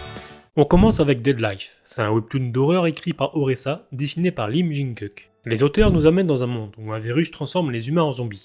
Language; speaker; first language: French; native; French